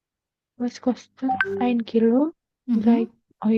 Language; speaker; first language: German; non-native, learner; Indonesian